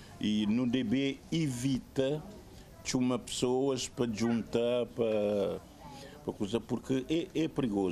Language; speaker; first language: Portuguese; non-native, local second language; Kabuverdianu